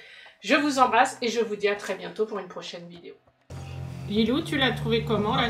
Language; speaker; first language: French; native; French